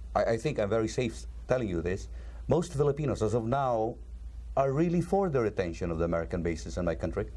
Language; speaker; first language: English; non-native, local second language; Cebuano